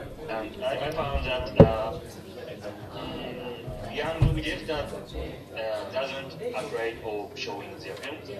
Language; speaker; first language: English; non-native, learner; Japanese